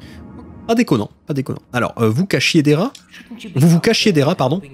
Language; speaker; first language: French; native; French